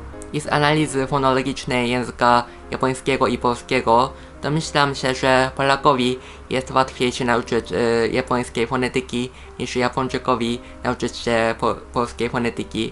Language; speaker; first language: Polish; non-native, fluent; Japanese